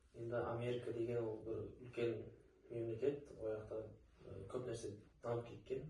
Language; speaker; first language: Kazakh; non-native, local second language; Uzbek